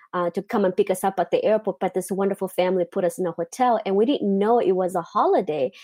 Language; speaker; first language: English; non-native, fluent; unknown